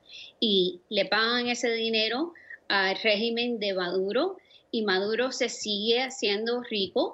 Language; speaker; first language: Spanish; early bilingual, other home language; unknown